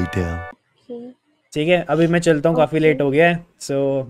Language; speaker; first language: Hindi; native; Hindi